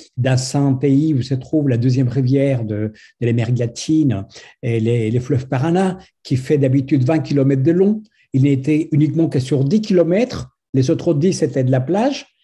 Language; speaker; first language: French; non-native, fluent; Spanish